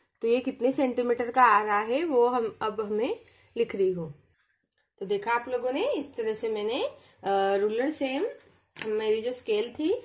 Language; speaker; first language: Hindi; non-native, local second language; Marathi